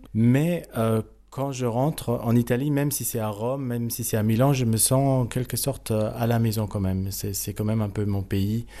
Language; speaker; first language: French; non-native, fluent; German